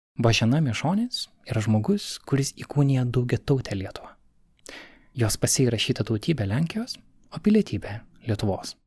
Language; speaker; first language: Lithuanian; native; Lithuanian